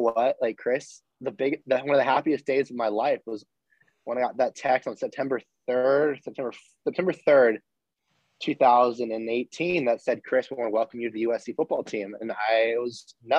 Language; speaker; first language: English; native; English